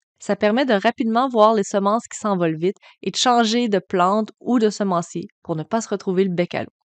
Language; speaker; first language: French; native; French